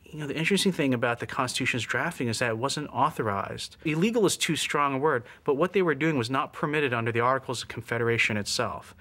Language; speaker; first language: English; native; English